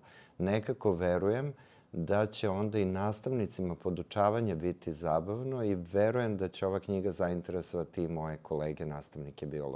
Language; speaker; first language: Serbian; native; Serbian